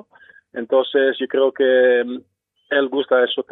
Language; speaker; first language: Spanish; non-native, fluent; Dutch